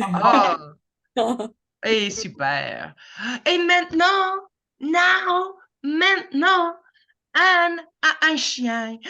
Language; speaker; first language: French; non-native, fluent; English